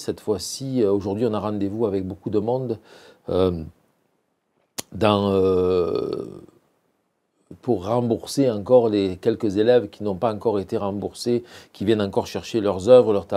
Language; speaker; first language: French; native; French